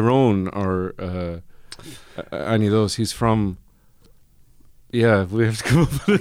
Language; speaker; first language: English; native; English